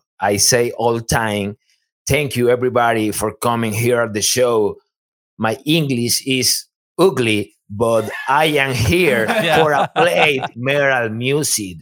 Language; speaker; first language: English; non-native, learner; Spanish